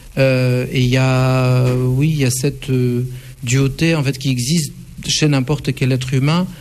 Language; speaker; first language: French; non-native, fluent; Russian